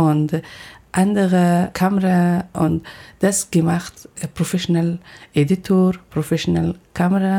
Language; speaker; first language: German; non-native, learner; Persian